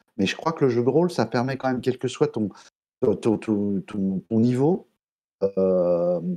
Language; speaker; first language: French; native; French